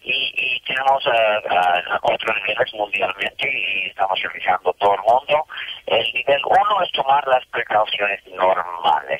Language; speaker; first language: Spanish; non-native, fluent; English